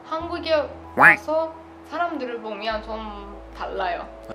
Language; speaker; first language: Korean; non-native, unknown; Persian